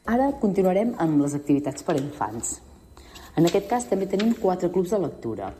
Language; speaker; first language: Catalan; native; Catalan